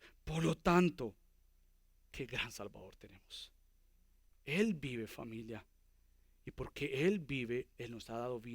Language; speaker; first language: Spanish; native; Spanish